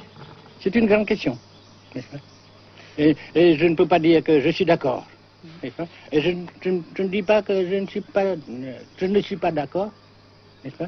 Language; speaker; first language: French; non-native, local second language; Vietnamese